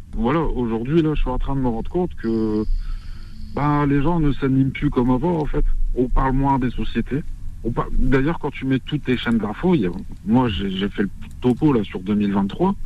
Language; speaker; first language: French; early bilingual, other home language; Arabic